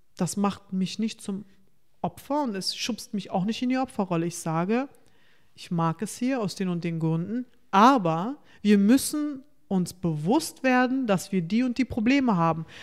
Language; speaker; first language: German; early bilingual, other home language; Turkish